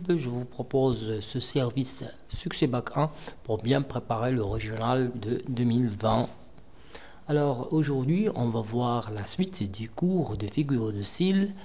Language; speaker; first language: French; non-native, local second language; Arabic